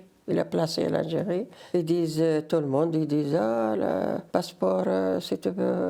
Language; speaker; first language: French; non-native, learner; Riffian